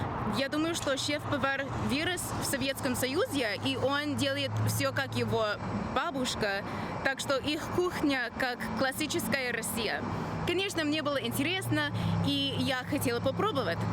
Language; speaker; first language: Russian; non-native, fluent; English